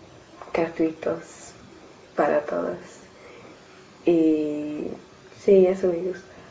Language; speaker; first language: Spanish; non-native, learner; English